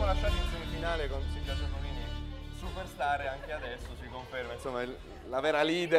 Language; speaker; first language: Italian; native; Italian